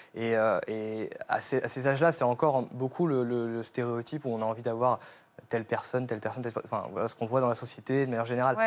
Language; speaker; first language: French; native; French